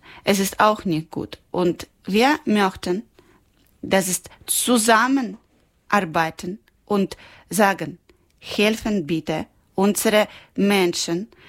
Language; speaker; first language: German; non-native, learner; Ukrainian